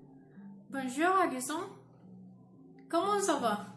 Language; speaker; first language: French; non-native, learner; Spanish